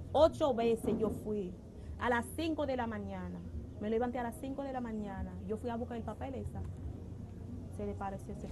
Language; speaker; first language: Spanish; non-native, local second language; Haitian Creole